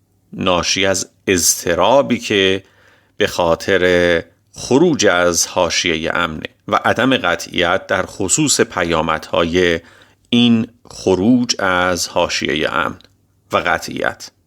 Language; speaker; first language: Persian; native; Persian